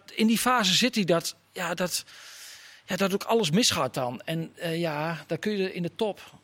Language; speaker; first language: Dutch; native; Dutch